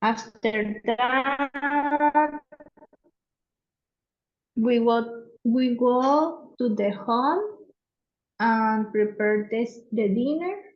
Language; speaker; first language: English; non-native, learner; Spanish